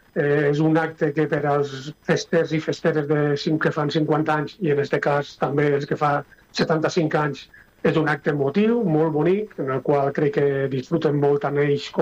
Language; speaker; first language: Catalan; native; Catalan